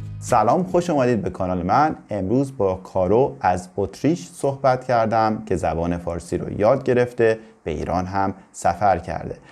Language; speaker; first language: Persian; native; Persian